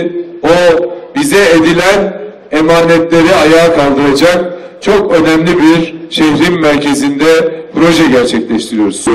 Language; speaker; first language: Turkish; native; Turkish